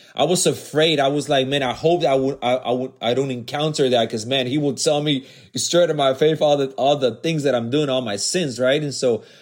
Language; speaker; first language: English; early bilingual, other home language; Spanish